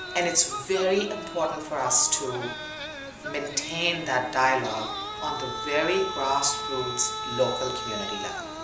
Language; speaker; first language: English; non-native, local second language; Urdu